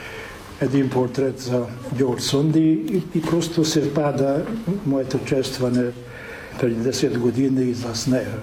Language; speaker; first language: Bulgarian; non-native, fluent; Hungarian